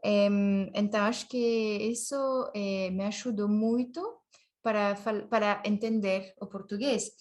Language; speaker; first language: Portuguese; non-native, learner; French